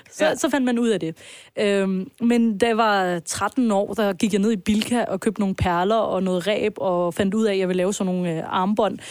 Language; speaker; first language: Danish; early bilingual, other home language; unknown